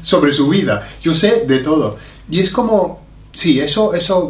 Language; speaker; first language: Spanish; non-native, fluent; English